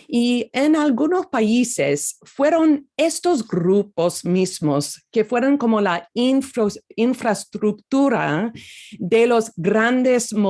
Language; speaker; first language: Spanish; non-native, fluent; English